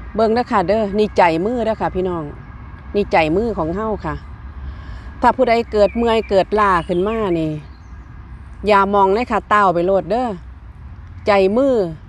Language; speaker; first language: Thai; native; Thai